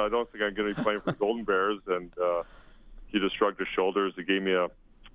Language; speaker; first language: English; native; English